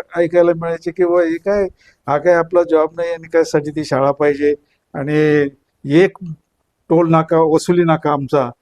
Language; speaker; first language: Marathi; native; Marathi